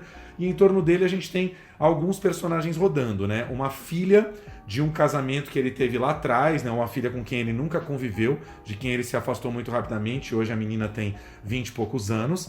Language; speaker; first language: Portuguese; native; Portuguese